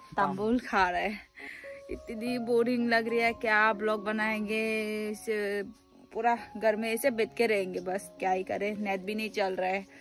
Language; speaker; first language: Hindi; non-native, local second language; Chakma